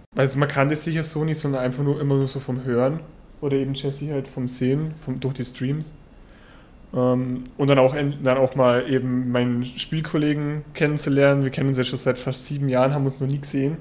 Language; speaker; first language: German; native; German